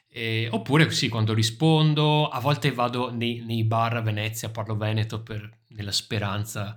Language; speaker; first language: Italian; native; Italian